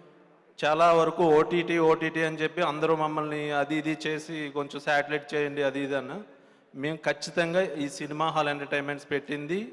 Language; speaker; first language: Telugu; native; Telugu